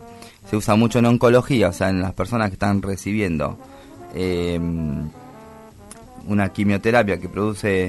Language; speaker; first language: Spanish; native; Spanish